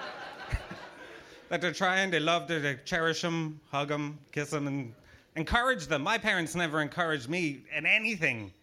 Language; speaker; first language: English; native; English